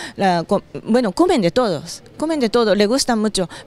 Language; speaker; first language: Spanish; non-native, fluent; Japanese